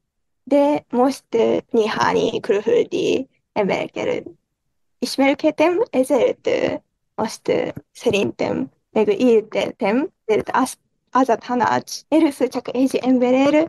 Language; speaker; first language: Hungarian; non-native, learner; Japanese